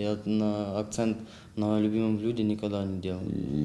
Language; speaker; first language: Russian; non-native, local second language; Ukrainian